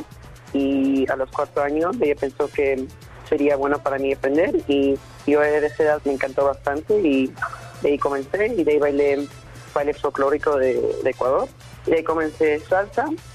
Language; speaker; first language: Spanish; early bilingual, heritage; Spanish